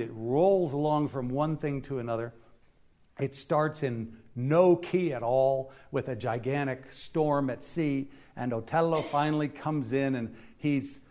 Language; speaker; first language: English; native; English